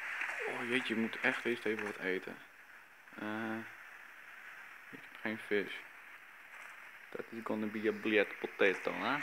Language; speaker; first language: Dutch; native; Dutch